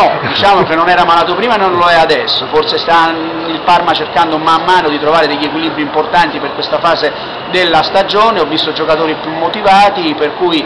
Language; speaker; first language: Italian; native; Italian